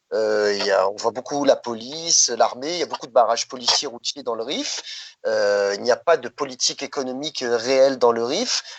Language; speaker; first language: French; early bilingual, other home language; Riffian